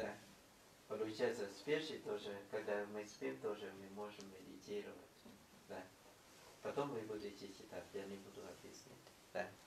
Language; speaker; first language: Russian; non-native, learner; Thai